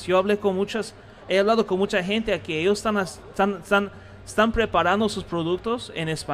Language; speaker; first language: Spanish; early bilingual, heritage; Spanish